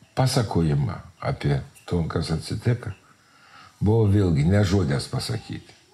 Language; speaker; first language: Lithuanian; native; Lithuanian